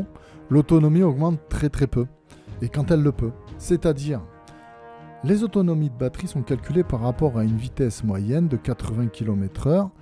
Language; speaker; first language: French; native; French